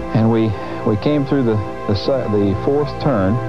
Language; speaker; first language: English; native; English